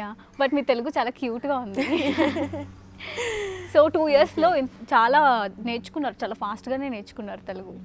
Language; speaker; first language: Telugu; native; Telugu